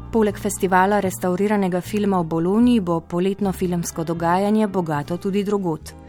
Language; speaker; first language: Slovenian; native; Slovenian